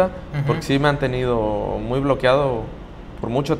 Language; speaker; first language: Spanish; native; Spanish